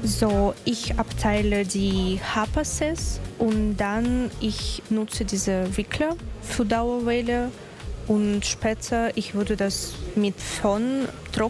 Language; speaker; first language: German; non-native, learner; Russian